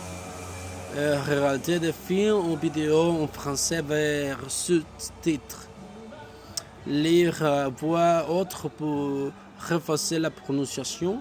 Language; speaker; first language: French; non-native, learner; Spanish